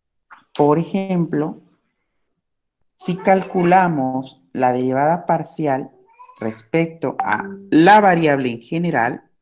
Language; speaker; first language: Spanish; native; Spanish